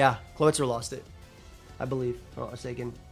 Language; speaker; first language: English; native; English